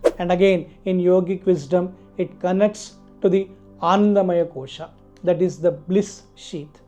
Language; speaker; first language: English; non-native, local second language; Telugu